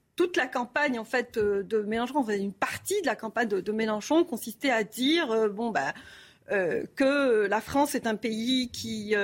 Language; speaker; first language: French; non-native, local second language; Arabic